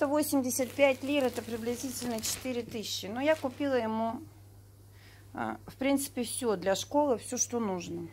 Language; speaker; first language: Russian; native; Russian